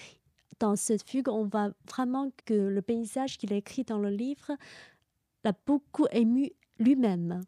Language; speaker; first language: French; non-native, fluent; Chinese